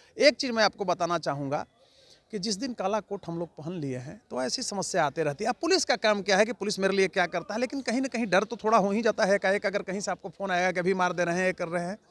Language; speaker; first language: Hindi; native; Hindi